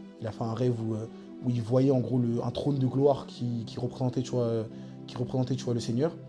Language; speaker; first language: French; early bilingual, other home language; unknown